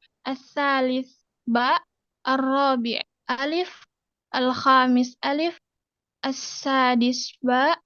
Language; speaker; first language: Arabic; non-native, learner; Indonesian